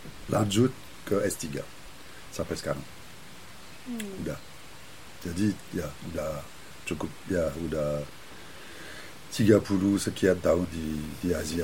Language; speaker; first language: Indonesian; non-native, fluent; French